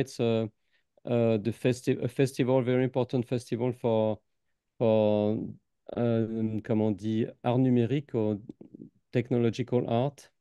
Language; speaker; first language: English; non-native, fluent; French